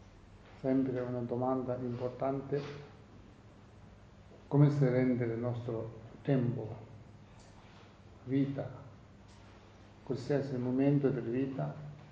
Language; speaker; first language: Italian; non-native, learner; Tibetan